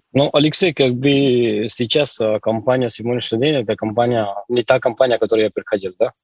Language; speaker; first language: Russian; non-native, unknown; Hindi